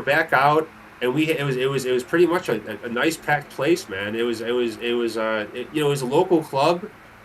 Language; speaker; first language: English; native; English